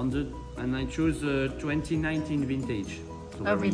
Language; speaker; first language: English; non-native, fluent; French